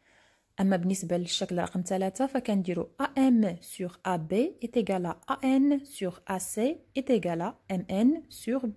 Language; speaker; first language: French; non-native, local second language; Arabic